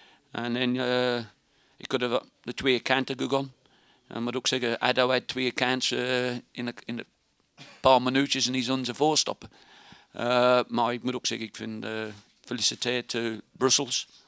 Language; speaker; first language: Dutch; non-native, learner; English